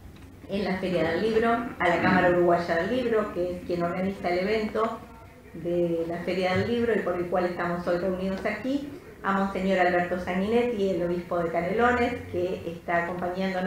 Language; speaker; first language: Spanish; native; Spanish